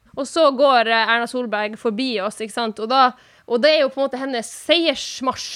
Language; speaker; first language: Norwegian; non-native, local second language; Northern Sami